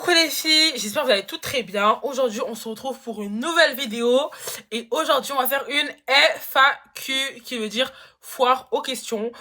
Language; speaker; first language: French; native; French